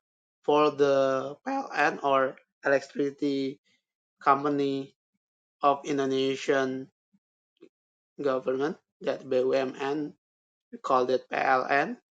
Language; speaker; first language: English; non-native, learner; Indonesian